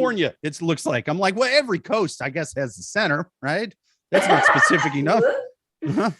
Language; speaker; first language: English; native; English